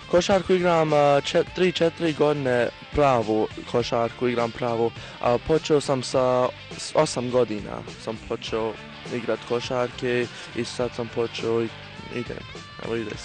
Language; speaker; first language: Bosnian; early bilingual, heritage; Bosnian